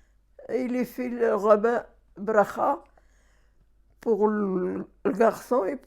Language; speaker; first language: French; non-native, learner; Arabic